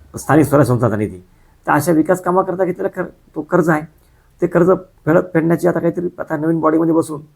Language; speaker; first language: Marathi; native; Marathi